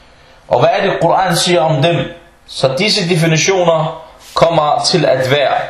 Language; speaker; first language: Danish; early bilingual, other home language; Arabic